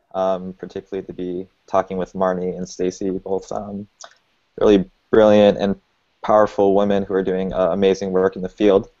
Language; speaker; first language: English; native; English